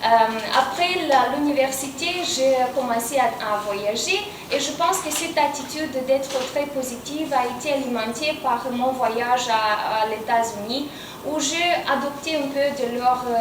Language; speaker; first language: French; non-native, fluent; Romanian